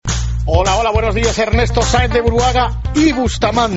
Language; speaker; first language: Spanish; native; Spanish